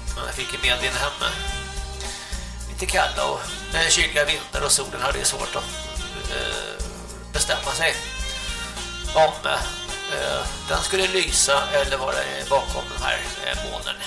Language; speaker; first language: Swedish; native; Swedish